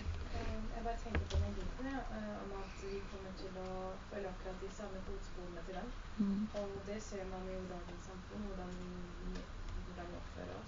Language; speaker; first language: Norwegian; early bilingual, other home language; Urdu